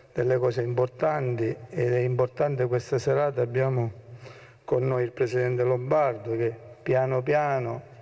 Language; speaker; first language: Italian; native; Italian